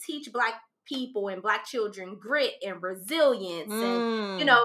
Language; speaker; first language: English; native; English